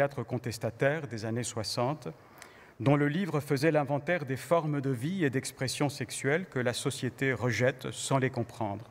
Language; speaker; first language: French; native; French